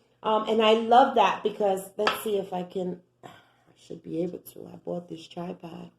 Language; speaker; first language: English; native; English